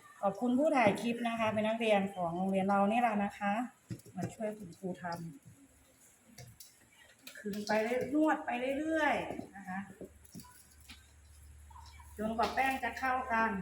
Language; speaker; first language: Thai; native; Thai